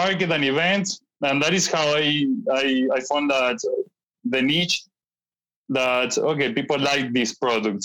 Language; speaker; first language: English; non-native, fluent; Spanish